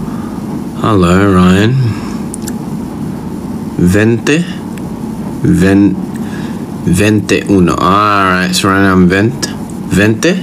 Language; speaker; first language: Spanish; non-native, learner; Thai